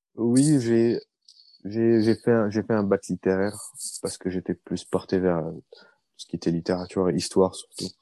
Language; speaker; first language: French; early bilingual, other home language; Arabic